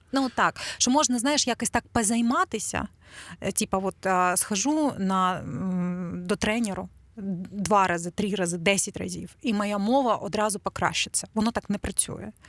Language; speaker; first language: Ukrainian; non-native, local second language; Russian